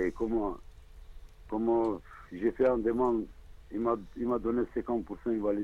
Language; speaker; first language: French; non-native, learner; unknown